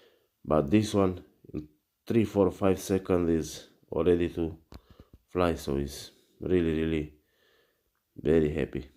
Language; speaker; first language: English; non-native, learner; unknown